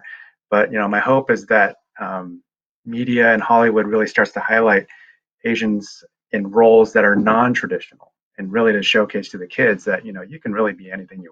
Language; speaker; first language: English; early bilingual, other home language; Chinese